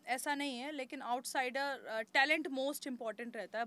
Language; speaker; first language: Hindi; native; Hindi